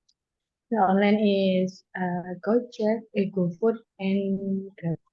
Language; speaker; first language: English; non-native, learner; Indonesian